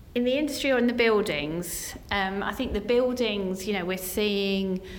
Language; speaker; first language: English; native; English